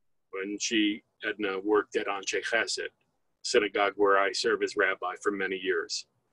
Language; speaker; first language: English; native; English